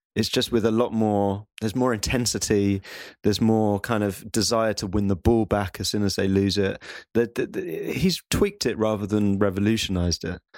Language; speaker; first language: English; native; English